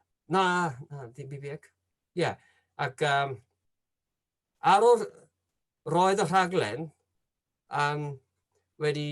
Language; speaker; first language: Welsh; non-native, fluent; Japanese